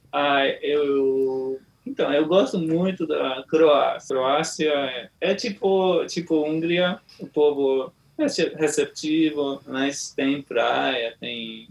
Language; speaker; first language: Portuguese; non-native, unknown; Hungarian